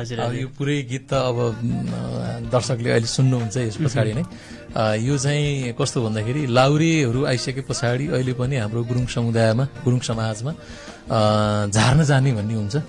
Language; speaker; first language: Nepali; non-native, local second language; Gurung